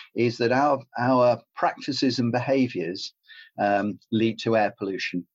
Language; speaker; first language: English; native; English